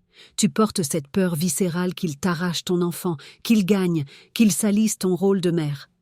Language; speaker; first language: French; native; French